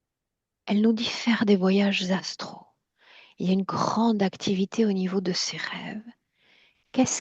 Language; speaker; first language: French; native; French